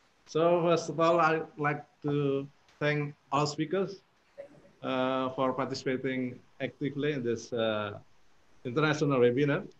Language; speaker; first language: English; non-native, fluent; Indonesian